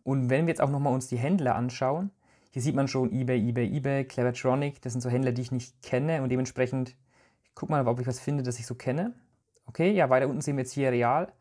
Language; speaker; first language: German; native; German